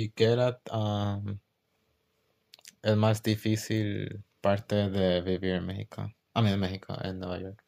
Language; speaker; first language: Spanish; early bilingual, heritage; English